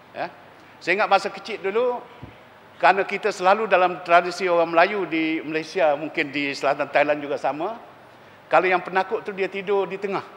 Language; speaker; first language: Malay; native; Malay